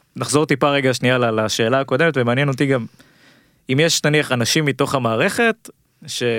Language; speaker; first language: Hebrew; native; Hebrew